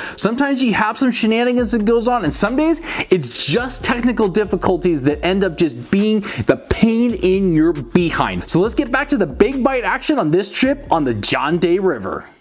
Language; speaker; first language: English; native; English